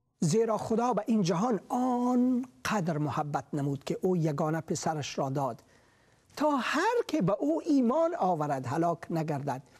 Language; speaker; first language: Persian; native; Persian